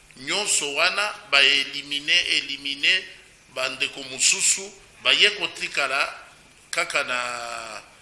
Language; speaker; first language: Lingala; non-native, local second language; Luba-Lulua